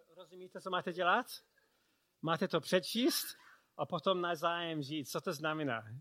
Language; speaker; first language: Czech; non-native, learner; English